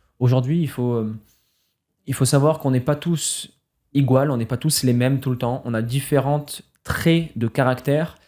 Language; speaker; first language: French; native; French